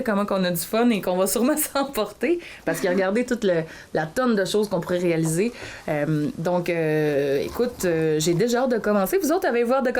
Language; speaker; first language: French; native; French